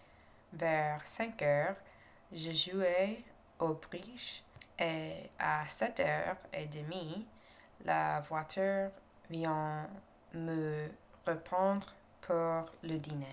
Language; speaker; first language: French; non-native, learner; English